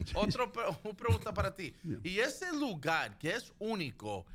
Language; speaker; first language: Spanish; early bilingual, heritage; Spanish